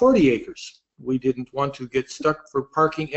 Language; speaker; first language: English; native; English